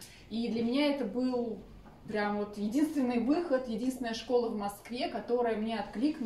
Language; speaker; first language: Russian; native; Russian